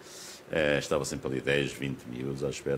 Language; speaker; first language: Portuguese; native; Portuguese